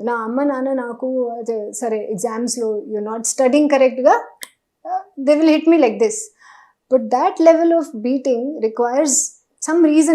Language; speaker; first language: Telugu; non-native, learner; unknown